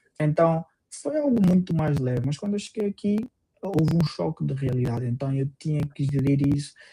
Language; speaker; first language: Portuguese; native; Portuguese